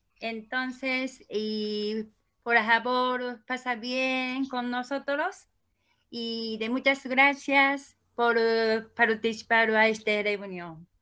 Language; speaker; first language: Spanish; non-native, learner; Korean